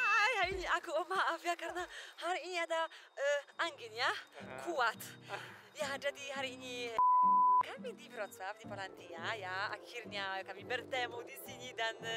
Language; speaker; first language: Indonesian; non-native, learner; Polish